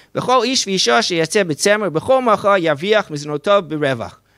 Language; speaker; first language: Hebrew; non-native, fluent; English